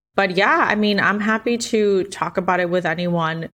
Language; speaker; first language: English; non-native, fluent; Spanish